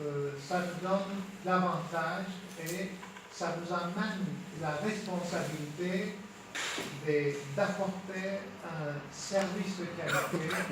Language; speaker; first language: French; non-native, fluent; Turkish